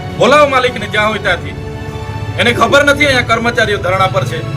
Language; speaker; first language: Gujarati; non-native, local second language; Vasavi